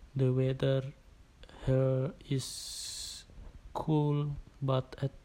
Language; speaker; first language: English; non-native, learner; Indonesian